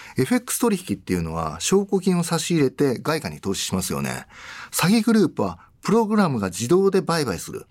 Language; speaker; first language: Japanese; native; Japanese